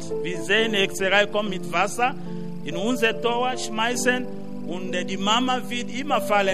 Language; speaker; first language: German; non-native, learner; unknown